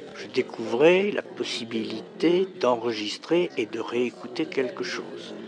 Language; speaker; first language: French; native; French